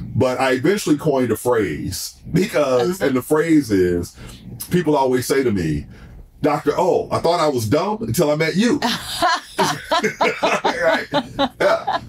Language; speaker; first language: English; native; English